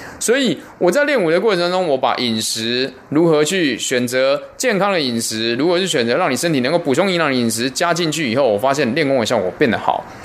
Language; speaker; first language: Chinese; native; Chinese